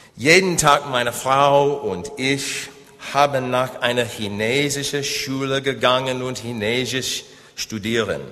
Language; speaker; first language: German; non-native, learner; English